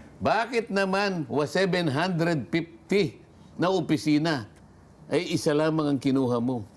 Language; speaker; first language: Filipino; non-native, local second language; Pampanga